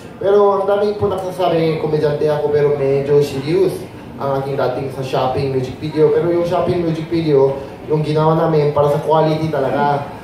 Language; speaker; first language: Filipino; non-native, fluent; Korean